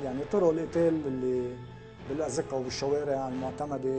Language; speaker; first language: Arabic; native; Arabic